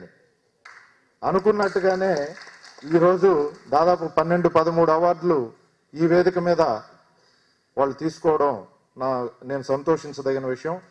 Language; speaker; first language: Telugu; native; Telugu